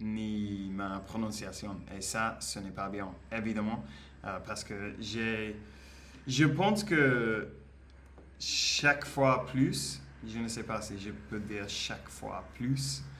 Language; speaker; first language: French; non-native, learner; Spanish